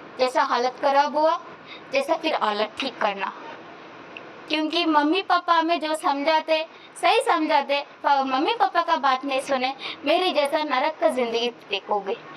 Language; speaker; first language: Hindi; non-native, local second language; Kannada